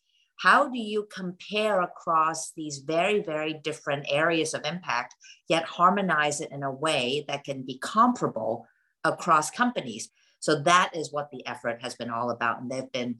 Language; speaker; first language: English; non-native, local second language; Cantonese